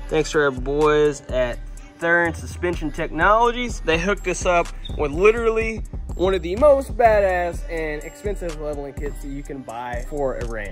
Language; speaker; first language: English; native; English